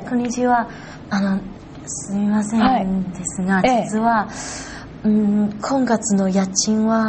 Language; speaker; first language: Japanese; non-native, learner; Chinese